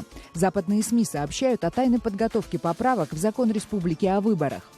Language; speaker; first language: Russian; native; Russian